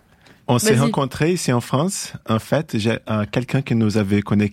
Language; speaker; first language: French; non-native, fluent; Portuguese